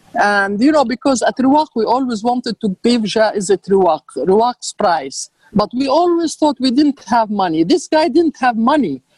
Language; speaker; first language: English; non-native, fluent; Arabic